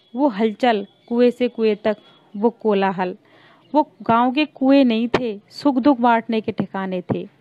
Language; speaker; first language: Hindi; native; Hindi